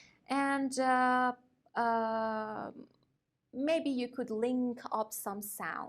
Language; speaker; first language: English; non-native, fluent; Persian